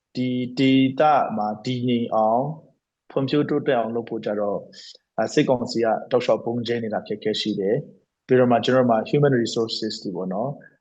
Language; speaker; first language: Burmese; non-native, local second language; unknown